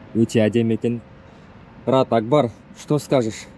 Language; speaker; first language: Russian; non-native, local second language; Kazakh